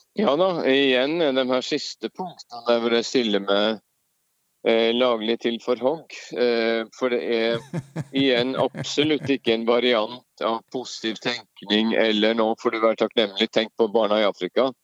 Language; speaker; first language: Norwegian; native; Norwegian